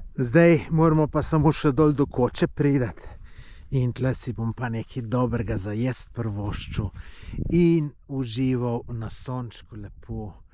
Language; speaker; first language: Slovenian; native; Slovenian